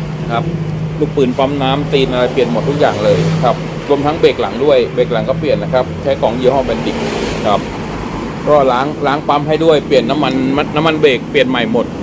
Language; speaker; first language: Thai; native; Thai